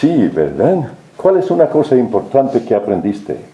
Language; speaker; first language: Spanish; non-native, fluent; English